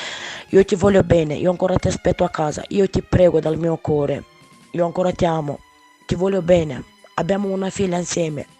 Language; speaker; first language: Italian; non-native, learner; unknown